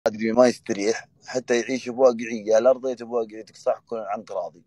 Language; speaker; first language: Arabic; native; Arabic